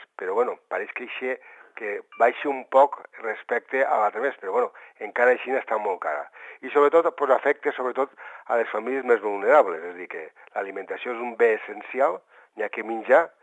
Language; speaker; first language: Catalan; native; Catalan